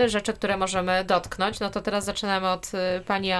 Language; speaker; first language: Polish; native; Polish